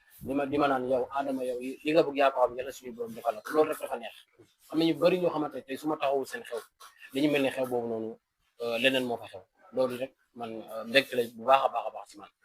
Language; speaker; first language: Wolof; native; Wolof